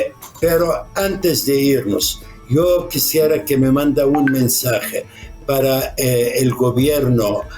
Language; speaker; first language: Spanish; non-native, fluent; Arabic